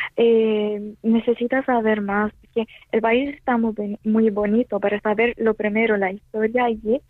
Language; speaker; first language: Spanish; non-native, learner; Arabic